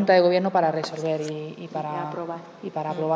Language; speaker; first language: Spanish; native; Spanish